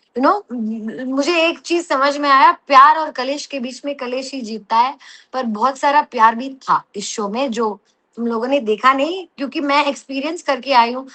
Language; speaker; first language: Hindi; non-native, local second language; Telugu